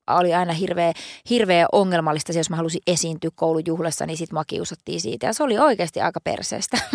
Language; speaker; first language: Finnish; native; Finnish